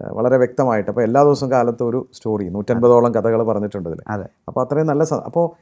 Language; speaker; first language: Malayalam; native; Malayalam